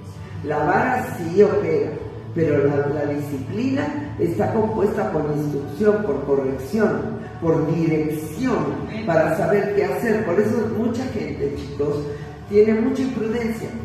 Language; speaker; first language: Spanish; native; Spanish